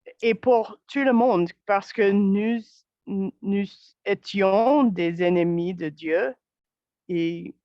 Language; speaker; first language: French; non-native, learner; English